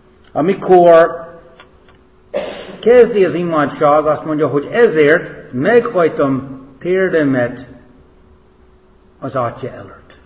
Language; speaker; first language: Hungarian; non-native, fluent; English